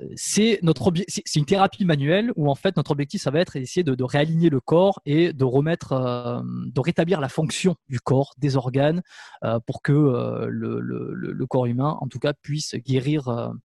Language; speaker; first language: French; native; French